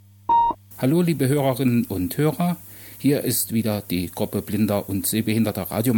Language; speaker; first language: German; native; German